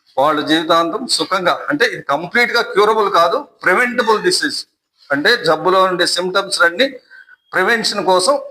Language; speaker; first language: Telugu; native; Telugu